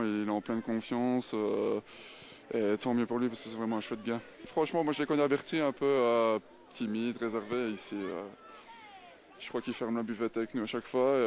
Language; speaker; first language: French; native; French